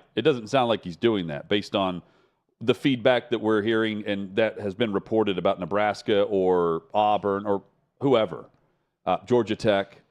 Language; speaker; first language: English; native; English